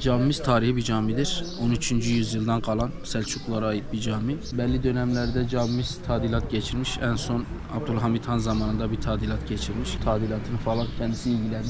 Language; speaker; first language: Turkish; native; Turkish